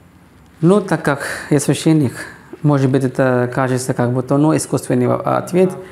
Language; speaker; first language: Russian; non-native, fluent; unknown